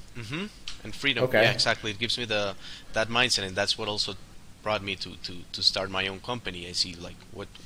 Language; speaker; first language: English; non-native, fluent; Spanish